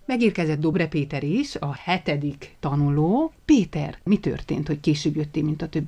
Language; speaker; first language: Hungarian; native; Hungarian